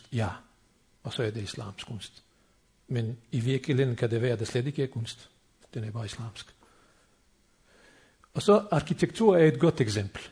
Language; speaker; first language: Danish; non-native, fluent; Bosnian